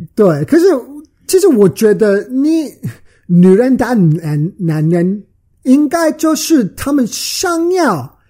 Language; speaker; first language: Chinese; early bilingual, heritage; Chinese